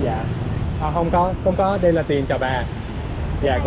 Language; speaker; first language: Vietnamese; non-native, learner; English